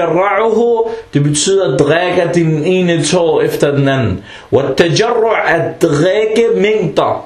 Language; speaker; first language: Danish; early bilingual, other home language; Arabic